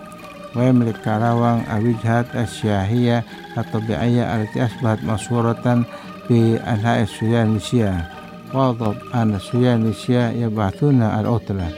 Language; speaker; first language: Arabic; non-native, fluent; Indonesian